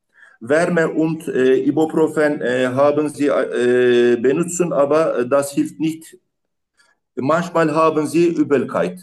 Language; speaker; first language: German; non-native, learner; Turkish